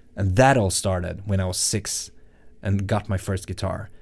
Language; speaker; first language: English; non-native, fluent; Swedish